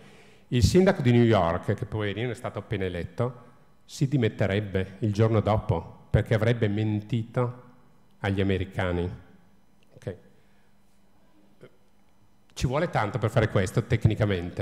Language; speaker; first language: Italian; native; Italian